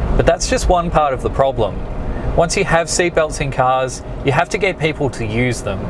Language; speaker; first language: English; native; English